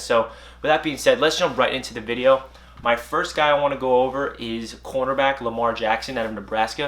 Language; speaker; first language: English; native; English